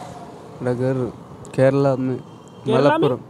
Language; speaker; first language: Hindi; non-native, local second language; Malayalam